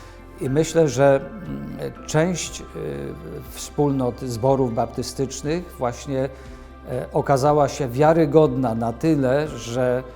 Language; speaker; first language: Polish; native; Polish